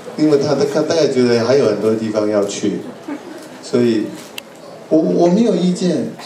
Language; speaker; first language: Chinese; native; Chinese